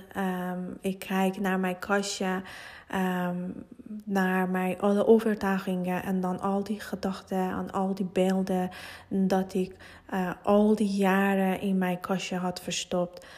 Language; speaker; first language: Dutch; non-native, fluent; Persian